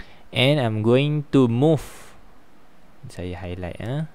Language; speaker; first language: English; non-native, local second language; Malay